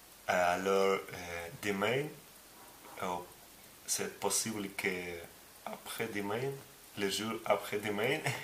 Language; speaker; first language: French; non-native, learner; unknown